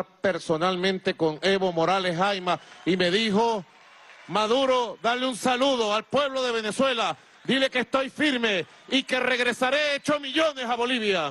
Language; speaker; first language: Spanish; native; Spanish